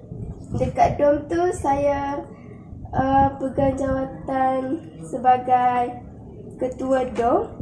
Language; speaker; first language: Malay; native; Malay